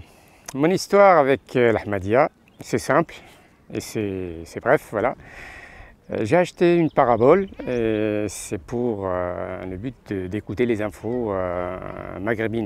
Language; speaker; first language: French; non-native, local second language; Arabic